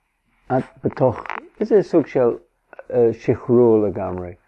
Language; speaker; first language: Hebrew; non-native, fluent; English